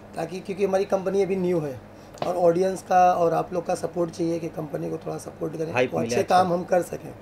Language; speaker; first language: Hindi; native; Hindi